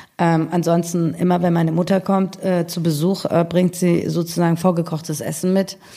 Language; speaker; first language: German; early bilingual, other home language; Persian